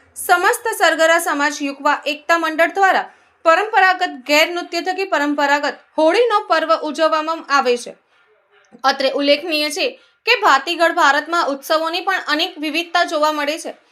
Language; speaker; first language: Gujarati; native; Gujarati